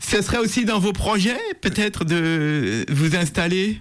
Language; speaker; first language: French; native; French